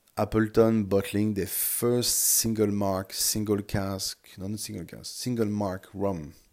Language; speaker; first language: English; non-native, fluent; French